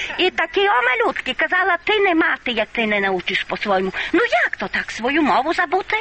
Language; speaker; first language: Ukrainian; native; Ukrainian